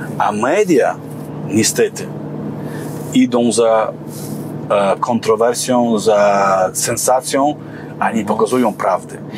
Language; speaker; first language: Polish; non-native, fluent; Chechen